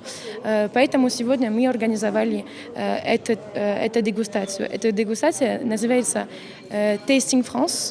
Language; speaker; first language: Russian; non-native, fluent; French